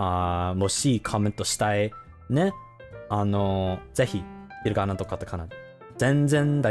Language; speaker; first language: Japanese; non-native, learner; English